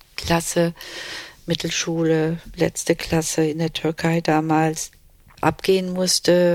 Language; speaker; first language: German; early bilingual, other home language; Turkish